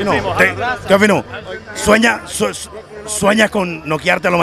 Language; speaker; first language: Spanish; native; Spanish